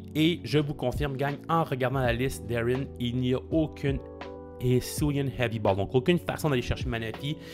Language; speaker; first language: French; native; French